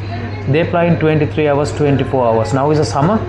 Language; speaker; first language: English; non-native, fluent; Sinhala